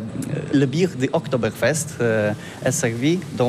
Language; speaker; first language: French; non-native, learner; Polish